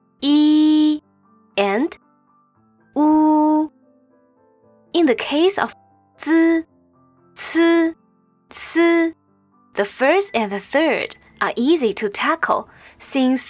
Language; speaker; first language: English; non-native, fluent; Chinese